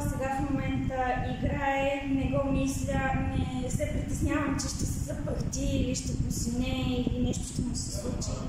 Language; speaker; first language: Bulgarian; native; Bulgarian